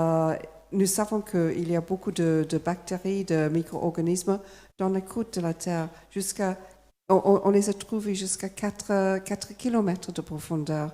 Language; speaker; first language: French; non-native, fluent; English